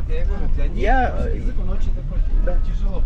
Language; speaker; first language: Russian; native; Russian